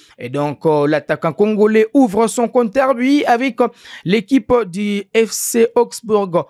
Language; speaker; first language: French; non-native, local second language; Swahili